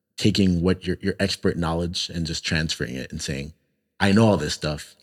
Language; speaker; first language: English; native; English